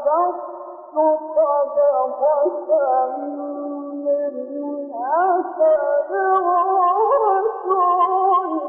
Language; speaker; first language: Arabic; native; Arabic